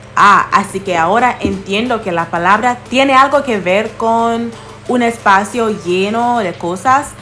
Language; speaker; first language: Spanish; non-native, fluent; English